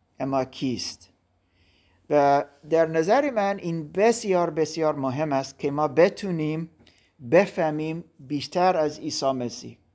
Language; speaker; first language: Persian; non-native, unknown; German